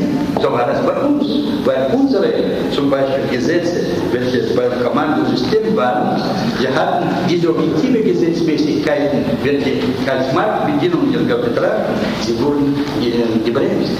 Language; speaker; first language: German; non-native, fluent; Russian